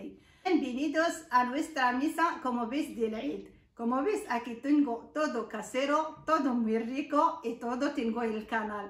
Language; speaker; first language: Spanish; non-native, learner; Arabic